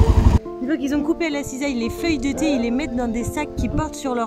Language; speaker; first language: French; native; French